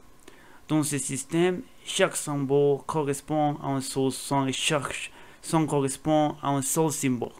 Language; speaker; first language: French; non-native, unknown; Spanish